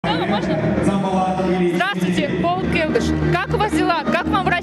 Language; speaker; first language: Russian; native; Russian